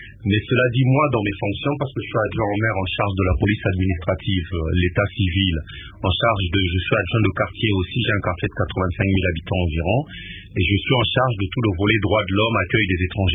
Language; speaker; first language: French; non-native, local second language; Lingala